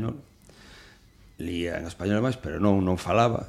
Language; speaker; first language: Galician; non-native, local second language; Spanish